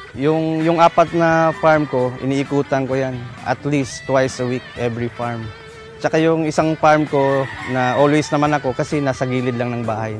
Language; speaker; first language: Filipino; non-native, local second language; Cebuano